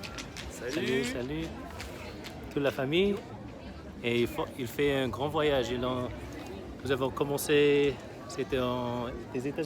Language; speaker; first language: French; non-native, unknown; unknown